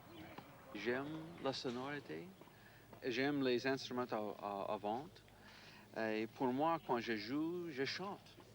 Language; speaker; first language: French; non-native, fluent; English